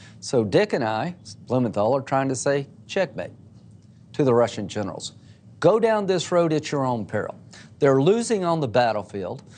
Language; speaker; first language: English; native; English